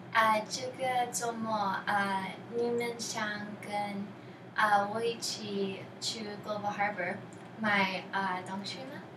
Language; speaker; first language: Chinese; non-native, learner; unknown